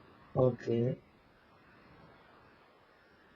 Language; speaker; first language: English; non-native, local second language; Telugu